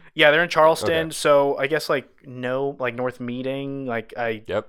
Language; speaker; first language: English; native; English